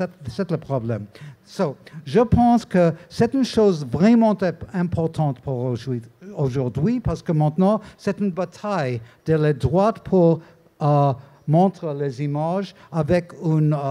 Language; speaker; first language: French; non-native, learner; English